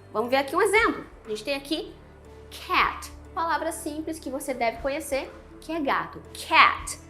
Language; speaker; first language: Portuguese; native; Portuguese